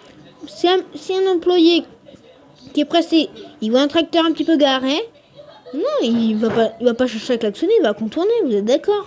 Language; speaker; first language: French; native; French